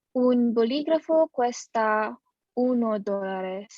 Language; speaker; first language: Spanish; non-native, learner; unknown